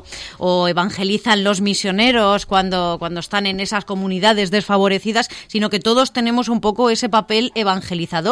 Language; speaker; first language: Spanish; native; Spanish